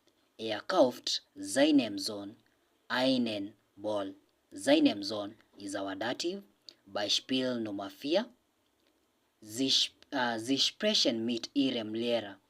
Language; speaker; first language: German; non-native, learner; English